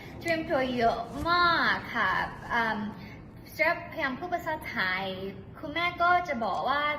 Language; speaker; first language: Thai; early bilingual, heritage; English